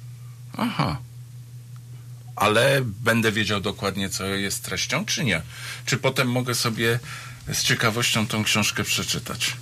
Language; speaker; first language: Polish; native; Polish